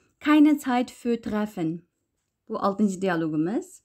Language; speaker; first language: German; non-native, fluent; Uyghur